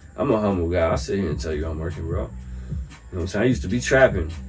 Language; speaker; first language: English; native; English